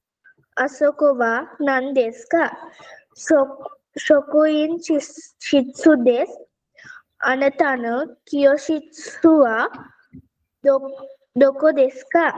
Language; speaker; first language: Japanese; non-native, learner; Sinhala